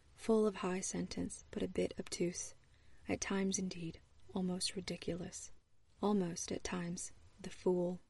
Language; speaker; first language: English; native; English